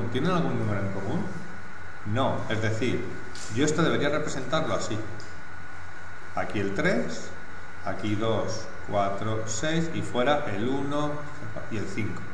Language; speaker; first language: Spanish; native; Spanish